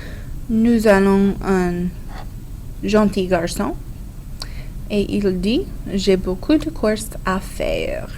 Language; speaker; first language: French; non-native, fluent; English